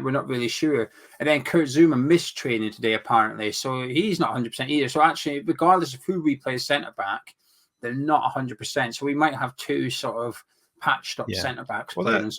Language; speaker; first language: English; native; English